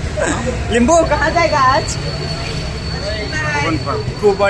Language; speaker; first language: Hindi; non-native, local second language; Khasi